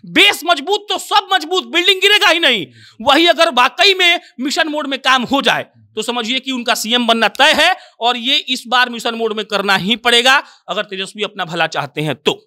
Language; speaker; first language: Hindi; native; Hindi